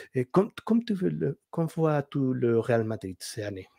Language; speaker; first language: French; non-native, learner; Spanish